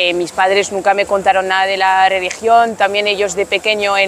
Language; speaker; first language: Spanish; non-native, fluent; French